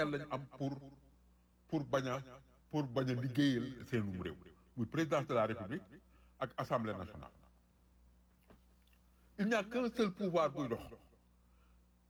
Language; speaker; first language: French; non-native, local second language; Wolof